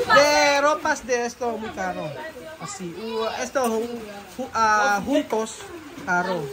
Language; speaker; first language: Spanish; non-native, learner; Filipino